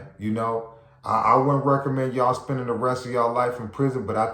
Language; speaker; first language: English; native; English